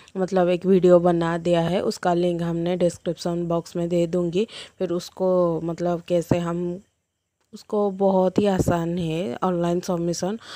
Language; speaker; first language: Hindi; non-native, local second language; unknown